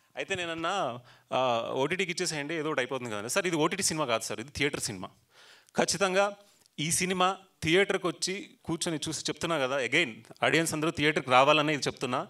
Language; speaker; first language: Telugu; native; Telugu